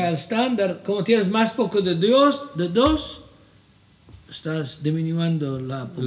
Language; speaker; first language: Spanish; non-native, fluent; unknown